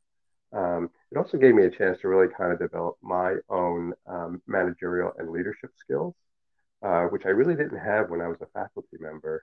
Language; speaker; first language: English; early bilingual, other home language; Cantonese